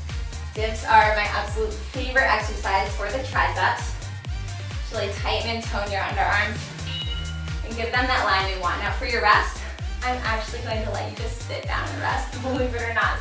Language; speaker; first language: English; native; English